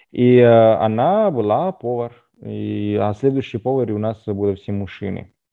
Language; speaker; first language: Russian; non-native, fluent; Italian